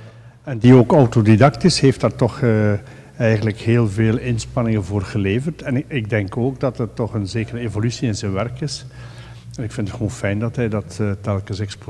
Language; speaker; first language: Dutch; native; Dutch